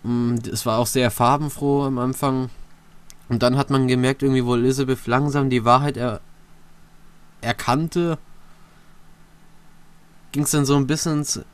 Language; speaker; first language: German; native; German